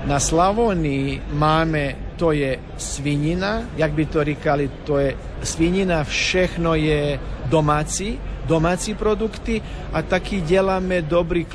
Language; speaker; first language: Czech; non-native, learner; Croatian